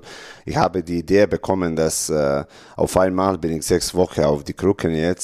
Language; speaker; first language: German; non-native, learner; Serbian